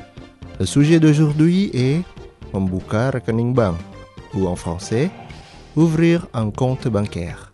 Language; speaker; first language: French; non-native, fluent; Indonesian